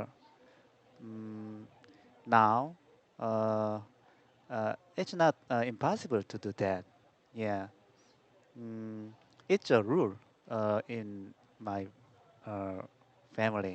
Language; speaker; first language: English; non-native, learner; Korean